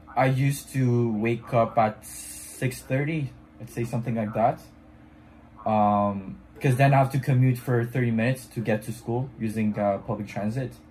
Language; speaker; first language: English; non-native, fluent; French